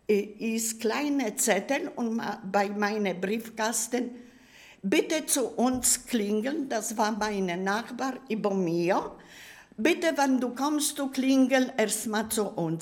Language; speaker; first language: German; non-native, learner; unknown